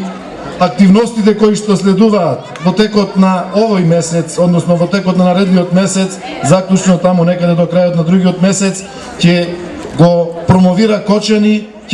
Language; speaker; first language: Macedonian; native; Macedonian